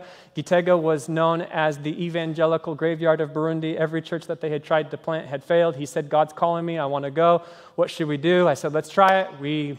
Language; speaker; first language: English; native; English